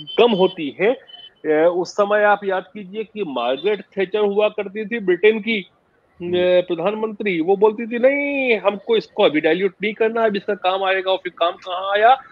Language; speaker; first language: Hindi; native; Hindi